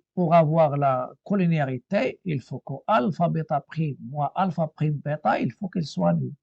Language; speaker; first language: French; non-native, local second language; Arabic